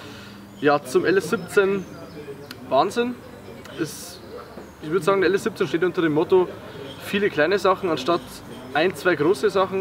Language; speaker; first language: German; native; German